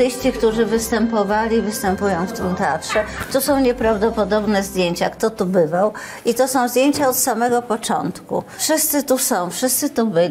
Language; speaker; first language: Polish; native; Polish